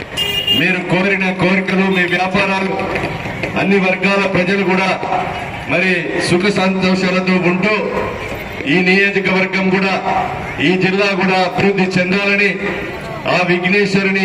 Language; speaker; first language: Telugu; native; Telugu